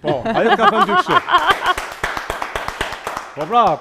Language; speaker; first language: Albanian; native; Albanian